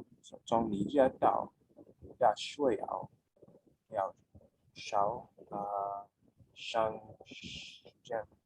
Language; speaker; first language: Chinese; non-native, learner; English